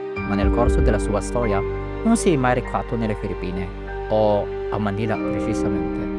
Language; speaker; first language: Italian; non-native, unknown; Filipino